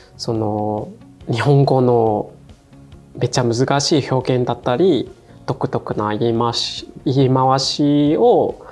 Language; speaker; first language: Japanese; non-native, fluent; Chinese